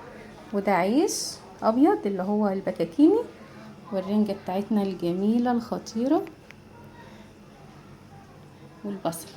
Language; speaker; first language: Arabic; native; Arabic